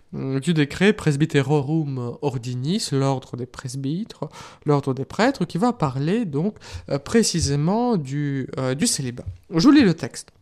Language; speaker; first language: French; non-native, fluent; Russian